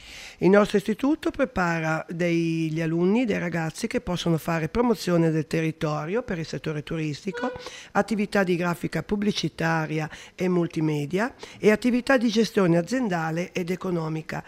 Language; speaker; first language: Italian; native; Italian